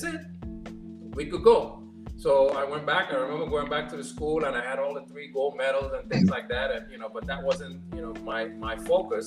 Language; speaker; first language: English; non-native, fluent; Spanish